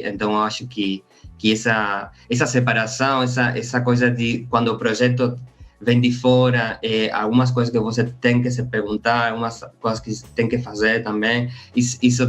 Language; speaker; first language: Portuguese; non-native, learner; Spanish